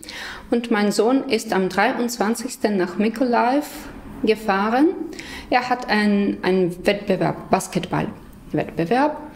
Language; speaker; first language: German; non-native, fluent; Ukrainian